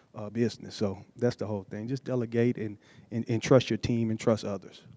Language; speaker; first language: English; native; English